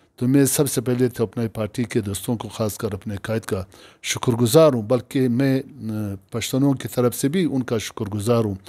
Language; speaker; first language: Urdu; non-native, local second language; Pashto